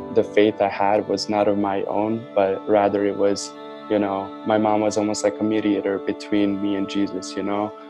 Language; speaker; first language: English; non-native, fluent; Serbian